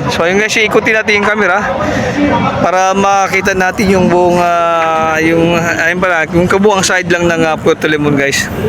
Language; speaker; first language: Filipino; non-native, local second language; Cebuano